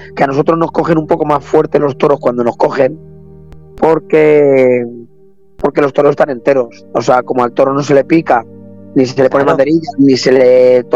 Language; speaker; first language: Spanish; native; Spanish